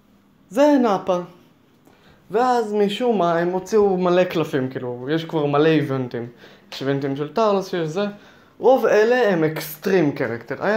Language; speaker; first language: Hebrew; native; Hebrew